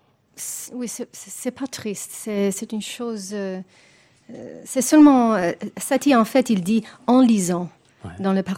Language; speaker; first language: French; non-native, fluent; English